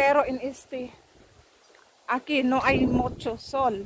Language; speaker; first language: Spanish; non-native, learner; Filipino